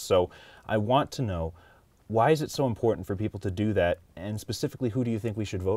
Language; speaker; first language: English; native; English